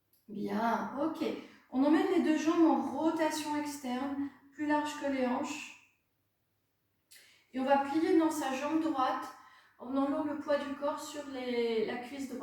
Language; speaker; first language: French; native; French